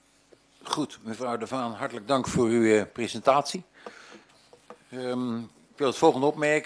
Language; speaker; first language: Dutch; native; Dutch